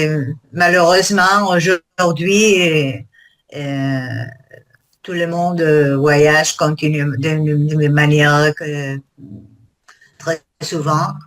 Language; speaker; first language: French; non-native, learner; Spanish